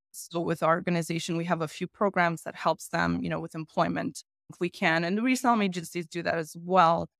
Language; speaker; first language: English; native; English